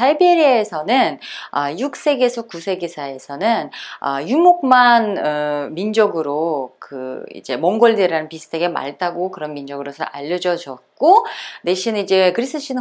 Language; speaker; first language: Korean; non-native, fluent; Uzbek